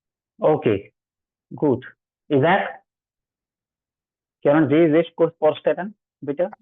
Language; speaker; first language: German; non-native, fluent; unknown